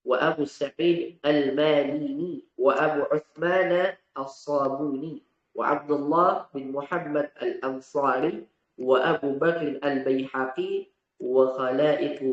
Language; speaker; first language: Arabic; non-native, fluent; Indonesian